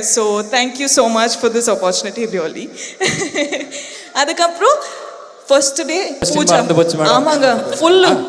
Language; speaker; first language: Tamil; non-native, learner; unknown